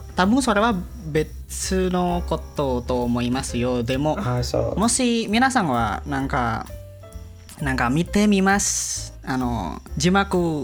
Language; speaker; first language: Japanese; non-native, learner; Indonesian